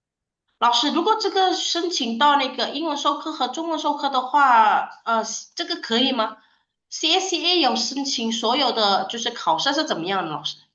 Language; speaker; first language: Chinese; non-native, fluent; Indonesian